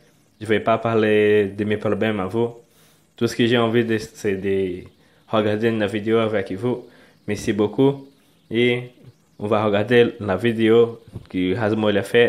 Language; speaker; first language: French; non-native, learner; Portuguese